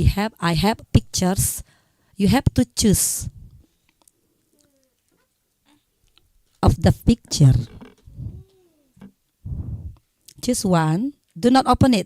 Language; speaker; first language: English; non-native, learner; Indonesian